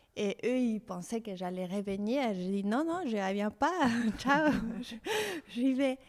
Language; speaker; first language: French; non-native, fluent; Spanish